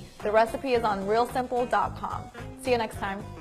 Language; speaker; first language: English; native; English